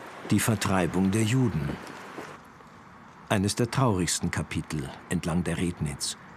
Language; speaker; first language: German; native; German